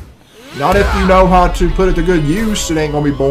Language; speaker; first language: English; native; English